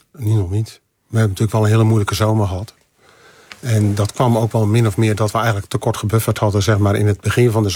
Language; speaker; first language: Dutch; native; Dutch